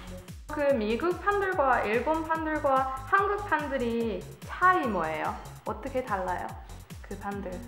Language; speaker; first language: Korean; non-native, learner; English